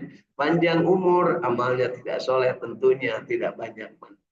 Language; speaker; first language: Indonesian; native; Indonesian